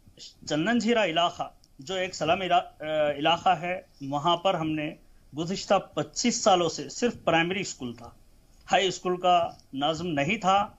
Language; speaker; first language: Hindi; non-native, local second language; Urdu